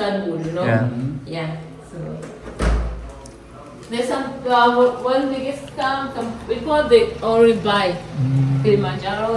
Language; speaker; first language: English; non-native, local second language; Swahili